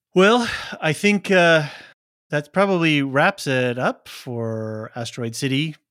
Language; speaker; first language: English; native; English